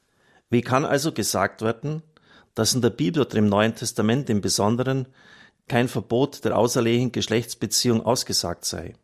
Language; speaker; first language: German; native; German